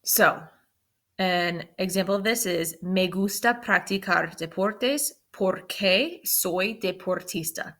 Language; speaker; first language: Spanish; non-native, fluent; English